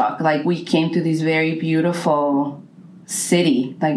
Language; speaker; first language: English; non-native, fluent; Spanish